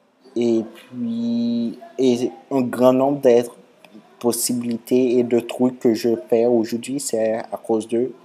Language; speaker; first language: French; non-native, local second language; Haitian Creole